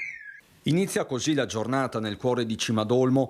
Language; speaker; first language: Italian; native; Italian